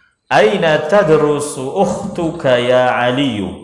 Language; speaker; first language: Arabic; non-native, fluent; Indonesian